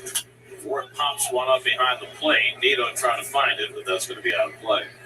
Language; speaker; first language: English; native; English